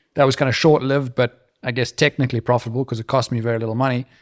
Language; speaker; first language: English; native; English